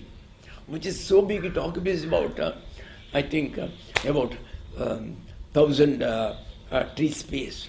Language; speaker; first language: English; non-native, local second language; Tamil